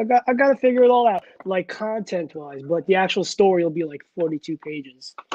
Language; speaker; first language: English; native; English